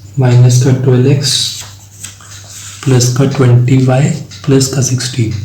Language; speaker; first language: Hindi; native; Hindi